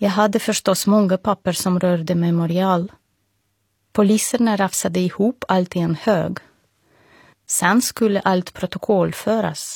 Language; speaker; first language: Swedish; non-native, fluent; Russian